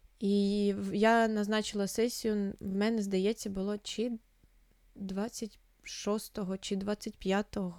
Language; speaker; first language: Ukrainian; non-native, local second language; Russian